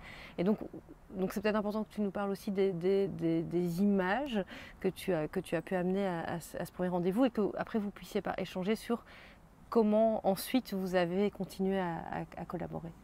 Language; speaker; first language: French; native; French